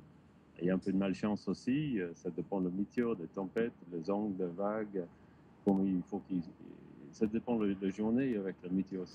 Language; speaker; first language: French; non-native, learner; English